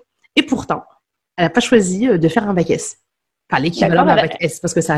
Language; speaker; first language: French; native; French